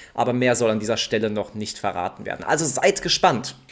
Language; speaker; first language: German; native; German